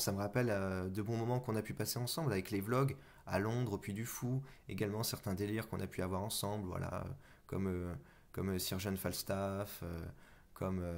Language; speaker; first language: French; native; French